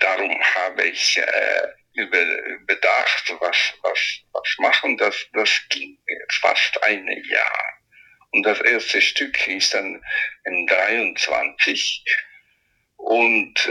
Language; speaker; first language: German; non-native, fluent; Italian